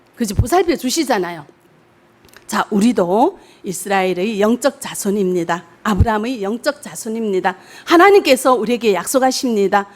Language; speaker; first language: Korean; native; Korean